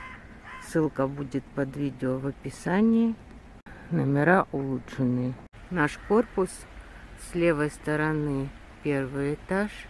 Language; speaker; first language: Russian; native; Russian